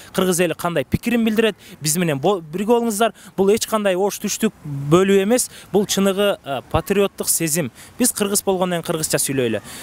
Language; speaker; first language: Kyrgyz; native; Kyrgyz